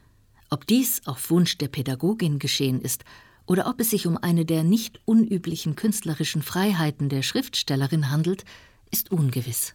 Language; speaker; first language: German; native; German